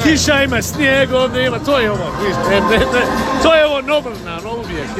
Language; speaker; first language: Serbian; early bilingual, heritage; Croatian